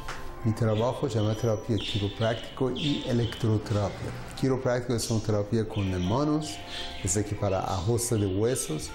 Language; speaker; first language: Spanish; non-native, learner; Persian